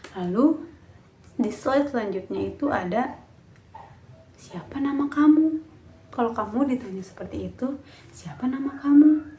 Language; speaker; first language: Indonesian; native; Indonesian